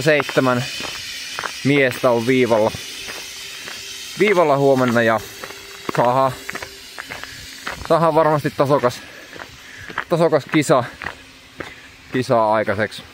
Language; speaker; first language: Finnish; native; Finnish